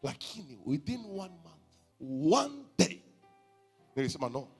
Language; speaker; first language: English; non-native, local second language; Swahili